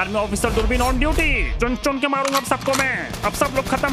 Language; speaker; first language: Hindi; native; Hindi